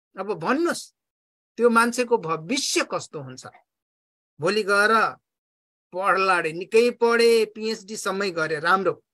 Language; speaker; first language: Nepali; non-native, local second language; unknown